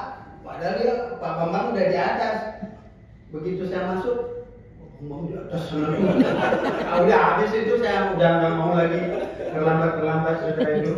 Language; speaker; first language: Indonesian; native; Indonesian